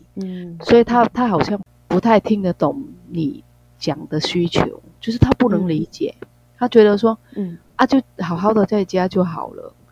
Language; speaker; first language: Chinese; non-native, fluent; Vietnamese